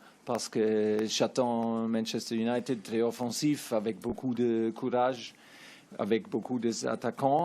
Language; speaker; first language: French; non-native, learner; German